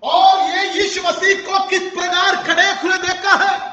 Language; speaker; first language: Hindi; non-native, local second language; Malayalam